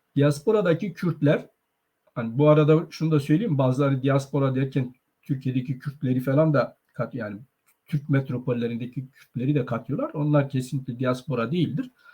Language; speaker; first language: Turkish; non-native, local second language; Zaza